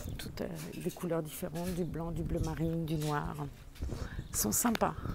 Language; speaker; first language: French; native; French